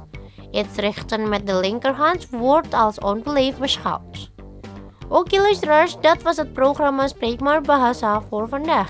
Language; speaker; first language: Dutch; non-native, fluent; Indonesian